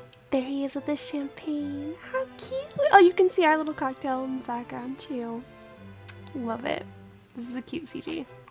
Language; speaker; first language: English; native; English